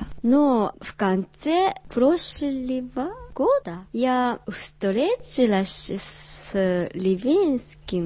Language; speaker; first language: Russian; non-native, learner; Japanese